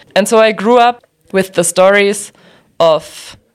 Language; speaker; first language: English; non-native, fluent; German